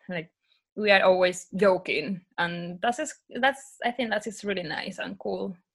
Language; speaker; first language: English; non-native, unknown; Spanish